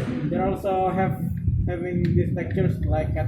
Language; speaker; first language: English; non-native, learner; Indonesian